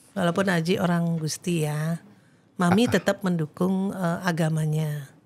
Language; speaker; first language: Indonesian; native; Indonesian